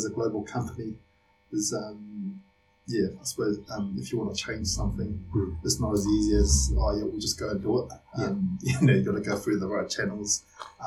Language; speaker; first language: English; native; English